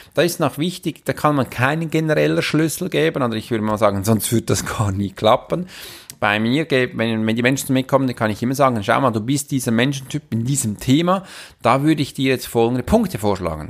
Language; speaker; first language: German; native; German